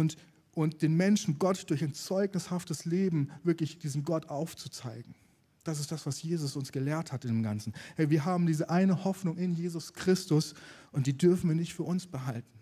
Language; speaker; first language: German; native; German